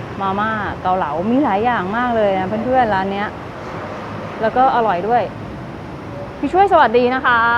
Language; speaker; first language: Thai; native; Thai